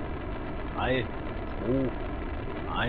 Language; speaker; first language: German; native; German